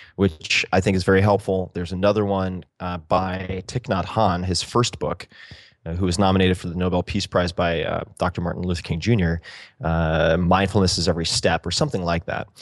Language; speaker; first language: English; native; English